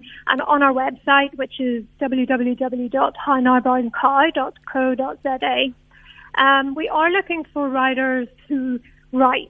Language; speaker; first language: English; native; English